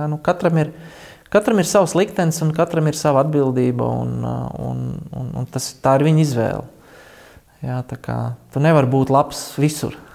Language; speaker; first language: Latvian; native; Latvian